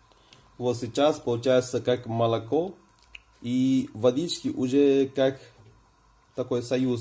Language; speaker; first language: Russian; non-native, fluent; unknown